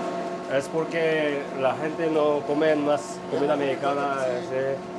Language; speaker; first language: Spanish; non-native, learner; Korean